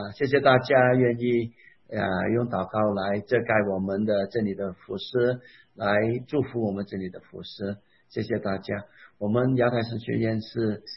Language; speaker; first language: Chinese; non-native, local second language; Hakka Chinese